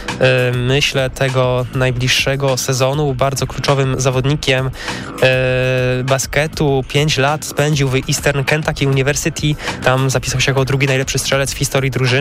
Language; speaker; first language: Polish; native; Polish